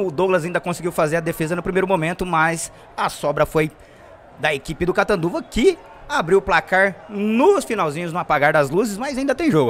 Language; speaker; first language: Portuguese; native; Portuguese